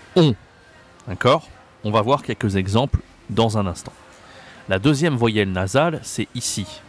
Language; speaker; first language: French; native; French